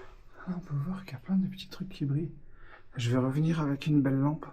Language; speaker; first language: French; native; French